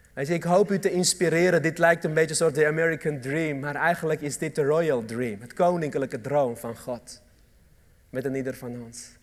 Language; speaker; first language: Dutch; early bilingual, other home language; Armenian